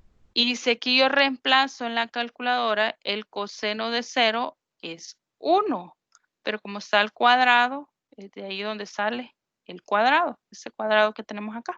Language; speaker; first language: Spanish; native; Spanish